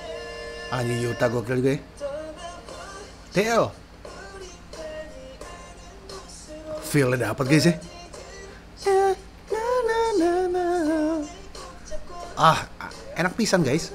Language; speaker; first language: Indonesian; native; Indonesian